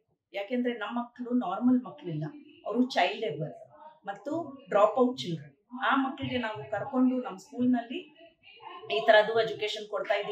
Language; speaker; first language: Kannada; non-native, local second language; Urdu